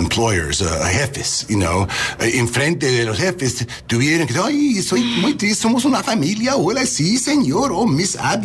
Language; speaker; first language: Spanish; non-native, learner; English